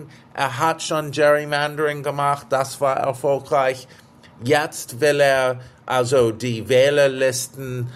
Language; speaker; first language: German; non-native, fluent; English